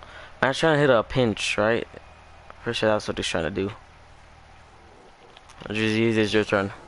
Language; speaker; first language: English; native; English